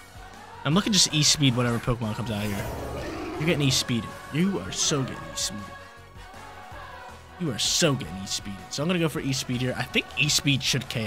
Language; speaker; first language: English; native; English